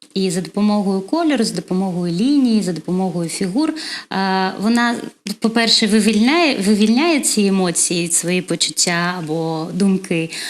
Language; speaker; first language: Ukrainian; non-native, local second language; Russian